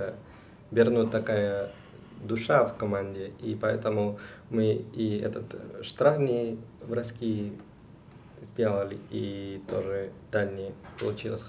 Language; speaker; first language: Russian; non-native, fluent; Spanish